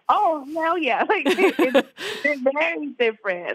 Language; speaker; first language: English; native; English